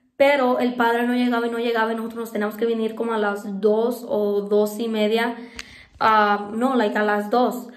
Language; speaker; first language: Spanish; early bilingual, heritage; Spanish